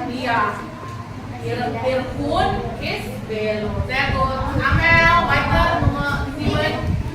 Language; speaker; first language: German; non-native, learner; Indonesian